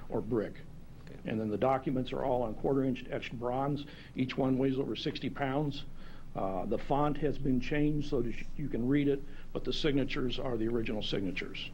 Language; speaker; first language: English; native; English